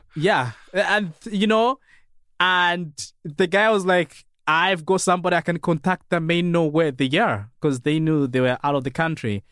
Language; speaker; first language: English; non-native, fluent; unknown